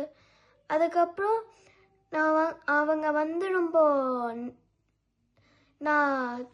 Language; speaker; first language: Tamil; early bilingual, heritage; Tamil